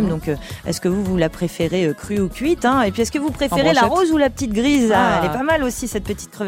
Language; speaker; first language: French; native; French